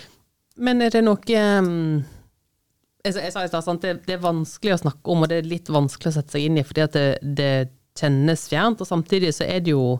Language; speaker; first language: Norwegian; native; Norwegian